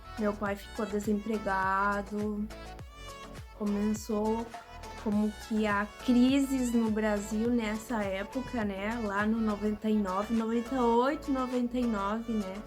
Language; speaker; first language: Portuguese; early bilingual, other home language; Spanish